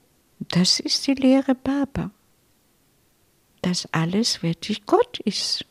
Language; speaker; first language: German; non-native, fluent; Italian